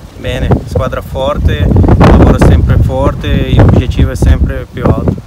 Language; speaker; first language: Italian; non-native, learner; Portuguese